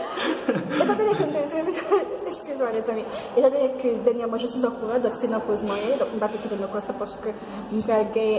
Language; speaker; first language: French; non-native, local second language; Haitian Creole